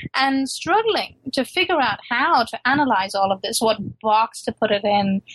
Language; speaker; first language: English; non-native, local second language; Urdu